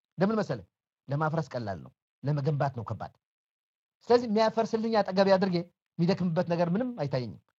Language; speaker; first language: Amharic; non-native, local second language; Tigrinya